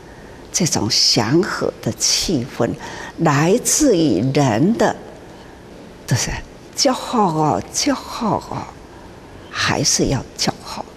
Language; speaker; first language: Chinese; non-native, local second language; Min Nan Chinese